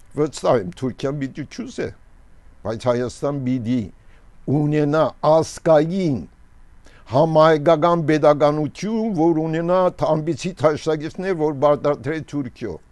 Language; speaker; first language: Armenian; early bilingual, heritage; Armenian